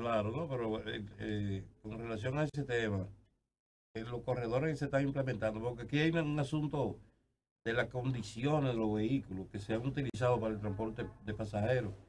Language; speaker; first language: Spanish; native; Spanish